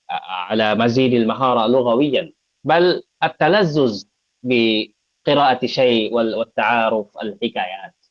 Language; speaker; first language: Arabic; non-native, fluent; Bangla